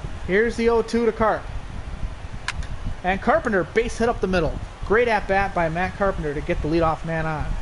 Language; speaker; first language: English; native; English